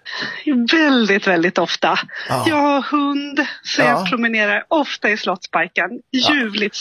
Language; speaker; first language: Swedish; native; Swedish